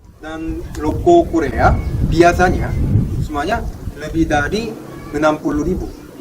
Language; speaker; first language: Indonesian; non-native, fluent; Korean